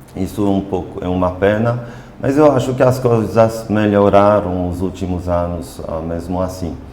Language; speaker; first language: Portuguese; non-native, fluent; French